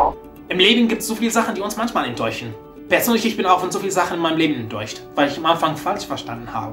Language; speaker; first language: German; non-native, fluent; Arabic